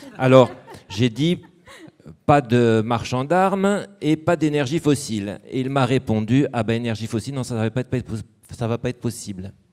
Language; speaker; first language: French; native; French